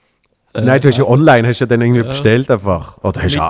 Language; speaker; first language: German; native; German